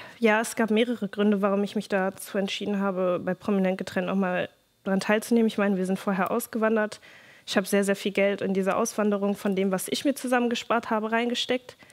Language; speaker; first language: German; native; German